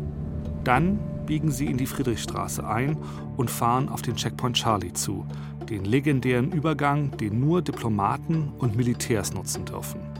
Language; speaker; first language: German; native; German